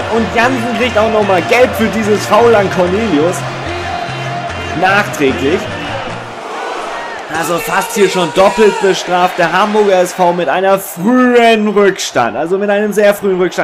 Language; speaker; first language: German; native; German